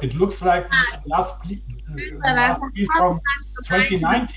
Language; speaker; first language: English; non-native, fluent; German